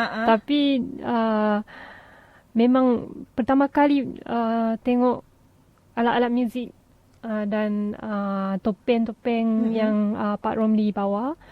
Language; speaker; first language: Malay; non-native, fluent; Japanese